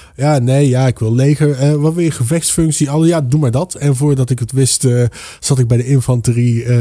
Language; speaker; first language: Dutch; early bilingual, other home language; Papiamento